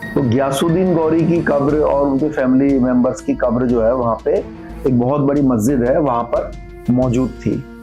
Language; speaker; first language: Hindi; native; Hindi